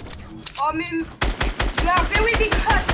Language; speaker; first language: English; non-native, learner; French